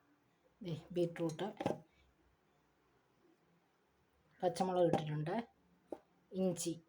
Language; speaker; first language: Malayalam; native; Malayalam